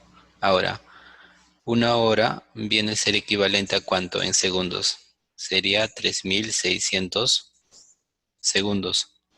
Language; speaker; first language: Spanish; native; Spanish